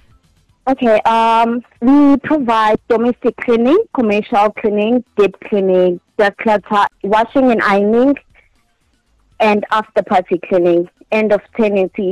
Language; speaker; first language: English; non-native, local second language; Zulu